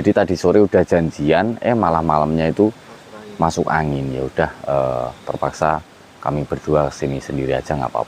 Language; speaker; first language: Indonesian; native; Indonesian